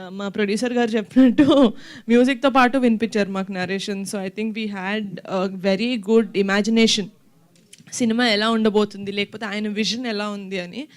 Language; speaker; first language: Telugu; native; Telugu